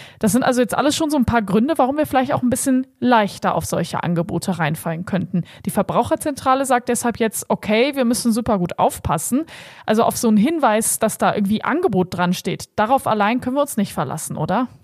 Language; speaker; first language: German; native; German